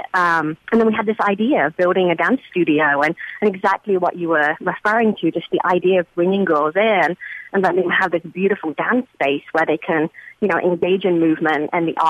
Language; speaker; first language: English; native; English